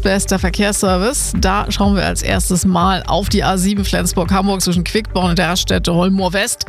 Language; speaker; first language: German; native; German